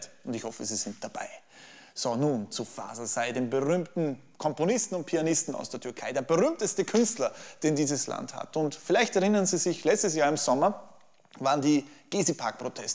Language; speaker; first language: German; native; German